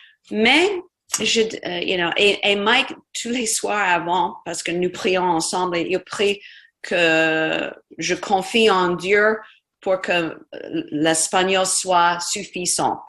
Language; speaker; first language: French; non-native, fluent; English